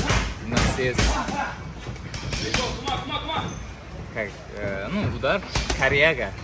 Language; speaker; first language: Russian; non-native, fluent; Uzbek